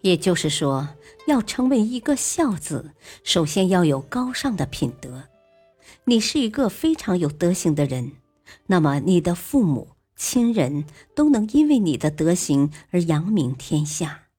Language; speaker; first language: Chinese; native; Chinese